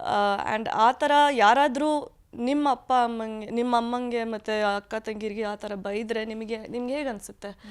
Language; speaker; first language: Kannada; early bilingual, heritage; Kannada